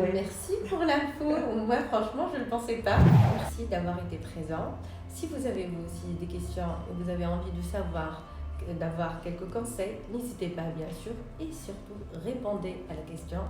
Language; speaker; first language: French; non-native, local second language; Arabic